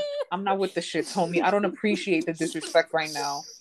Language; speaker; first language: English; early bilingual, other home language; Spanish